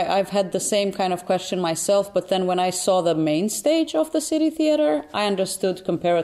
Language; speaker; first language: English; non-native, fluent; Albanian